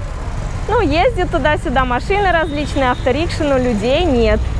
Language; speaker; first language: Russian; native; Russian